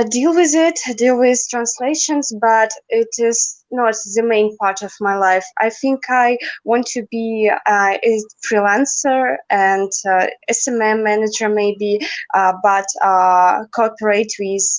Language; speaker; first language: English; non-native, learner; Russian